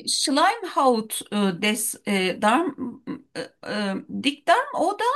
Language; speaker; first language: German; non-native, learner; Turkish